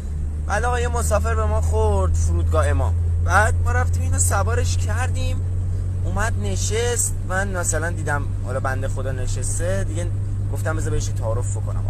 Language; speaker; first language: Persian; native; Persian